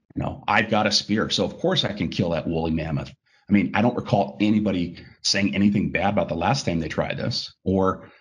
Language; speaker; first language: English; native; English